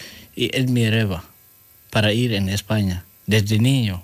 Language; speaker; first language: Spanish; non-native, learner; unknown